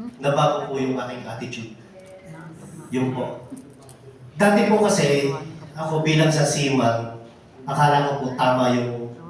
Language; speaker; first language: Filipino; native; Filipino